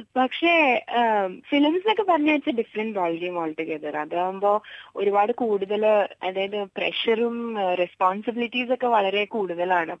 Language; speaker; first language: Malayalam; early bilingual, heritage; Malayalam